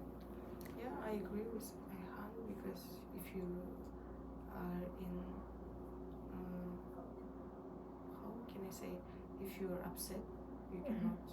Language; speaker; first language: English; non-native, learner; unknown